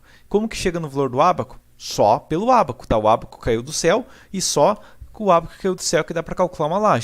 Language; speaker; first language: Portuguese; native; Portuguese